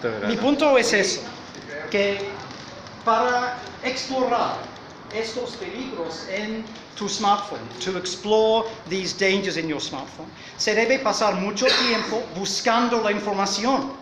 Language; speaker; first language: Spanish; non-native, fluent; English